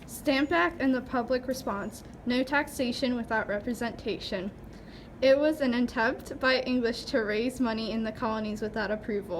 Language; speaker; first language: English; native; English